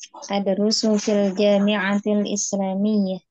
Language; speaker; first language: Arabic; non-native, learner; Indonesian